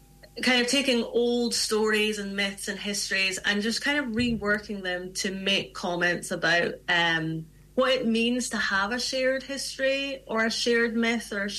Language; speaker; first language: English; native; English